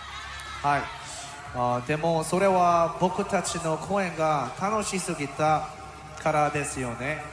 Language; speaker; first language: Japanese; non-native, learner; Korean